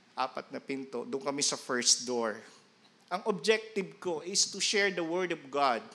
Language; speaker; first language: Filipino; non-native, local second language; Bikol